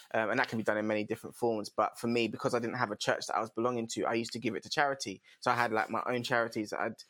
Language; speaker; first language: English; native; English